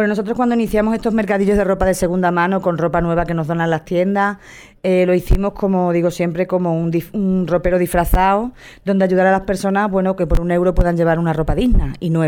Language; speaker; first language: Spanish; native; Spanish